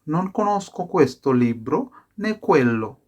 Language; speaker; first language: Italian; non-native, fluent; Sinhala